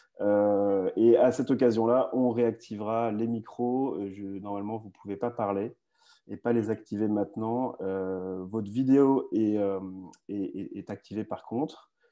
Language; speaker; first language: French; native; French